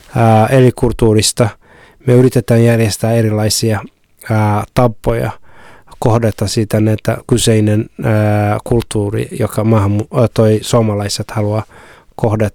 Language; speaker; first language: Finnish; non-native, fluent; Somali